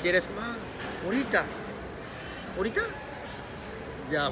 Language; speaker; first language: Spanish; non-native, learner; Japanese